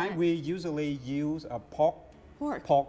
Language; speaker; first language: English; non-native, learner; Vietnamese